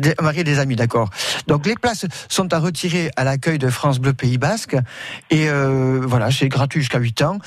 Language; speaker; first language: French; native; French